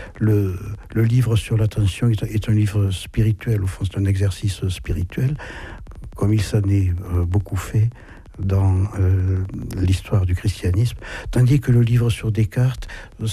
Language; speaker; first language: French; native; French